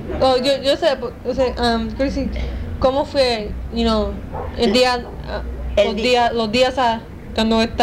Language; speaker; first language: Spanish; early bilingual, heritage; Spanish